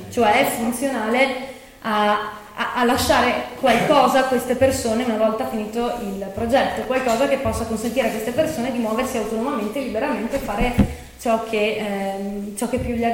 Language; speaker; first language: Italian; native; Italian